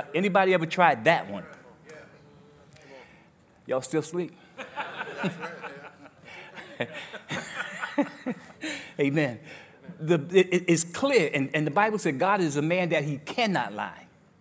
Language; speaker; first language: English; native; English